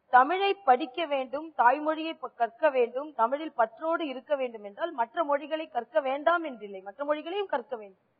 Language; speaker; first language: Tamil; native; Tamil